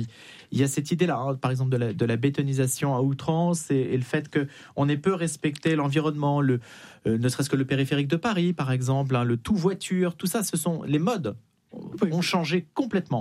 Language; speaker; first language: French; native; French